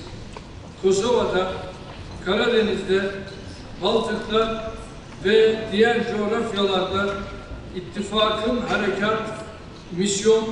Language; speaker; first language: Turkish; native; Turkish